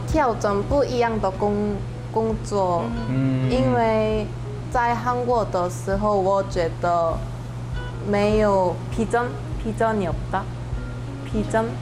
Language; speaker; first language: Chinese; non-native, learner; Korean